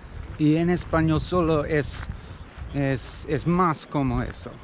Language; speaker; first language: Spanish; non-native, learner; English